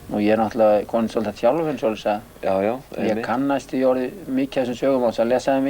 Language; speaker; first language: Icelandic; native; Icelandic